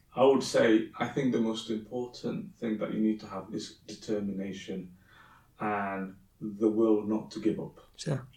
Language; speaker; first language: English; early bilingual, other home language; Somali